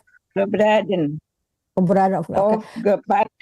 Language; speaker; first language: Dutch; non-native, learner; Indonesian